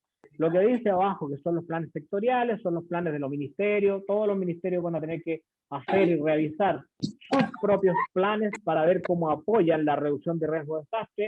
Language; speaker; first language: Spanish; native; Spanish